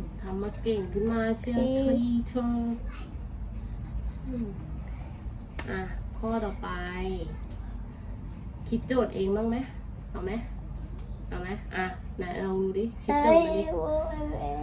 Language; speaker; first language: Thai; native; Thai